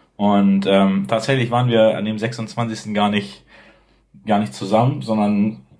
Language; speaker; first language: German; native; German